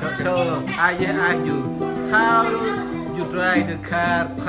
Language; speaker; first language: English; non-native, learner; Vietnamese